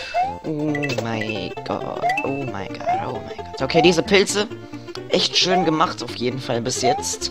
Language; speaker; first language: German; native; German